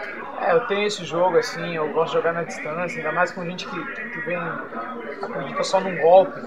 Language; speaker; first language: Portuguese; native; Portuguese